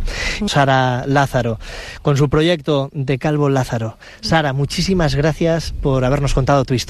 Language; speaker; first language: Spanish; native; Spanish